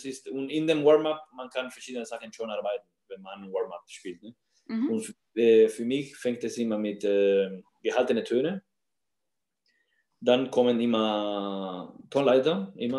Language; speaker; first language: German; non-native, fluent; Spanish